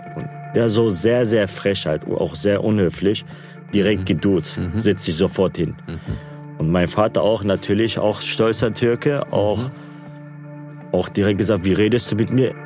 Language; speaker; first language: German; non-native, local second language; Turkish